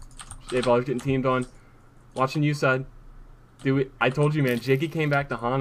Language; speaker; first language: English; native; English